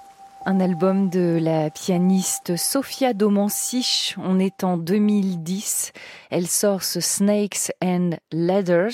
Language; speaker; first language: French; native; French